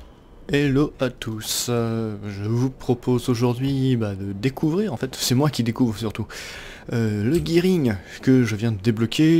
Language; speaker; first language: French; native; French